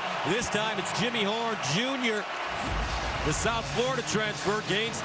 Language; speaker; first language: English; native; English